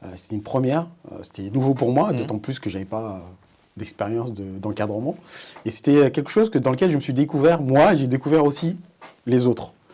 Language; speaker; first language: French; early bilingual, other home language; Wolof